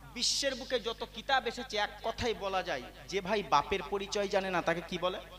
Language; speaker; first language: Bangla; native; Bangla